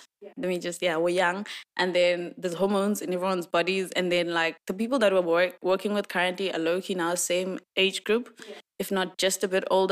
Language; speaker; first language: English; non-native, local second language; Swati